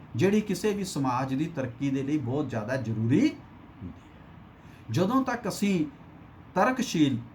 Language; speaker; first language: Hindi; non-native, local second language; Punjabi